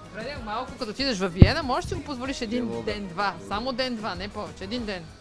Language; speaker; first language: Bulgarian; native; Bulgarian